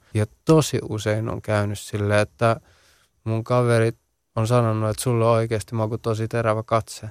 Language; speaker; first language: Finnish; early bilingual, other home language; Central Kurdish